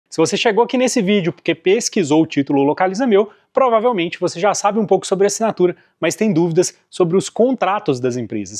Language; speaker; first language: Portuguese; native; Portuguese